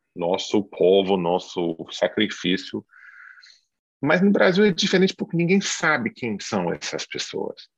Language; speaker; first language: Portuguese; non-native, fluent; English